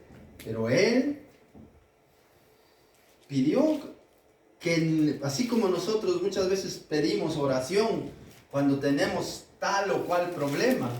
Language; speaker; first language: Spanish; native; Spanish